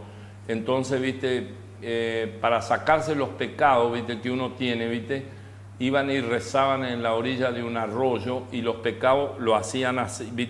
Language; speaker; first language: Spanish; native; Spanish